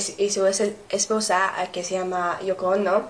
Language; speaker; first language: Spanish; non-native, learner; English